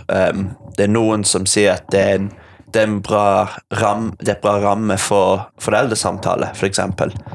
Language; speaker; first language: Norwegian; non-native, fluent; English